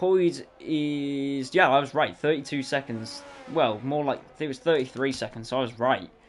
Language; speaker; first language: English; native; English